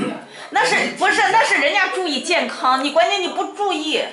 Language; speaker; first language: Chinese; native; Chinese